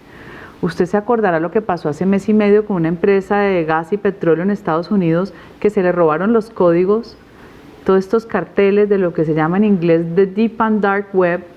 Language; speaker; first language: Spanish; native; Spanish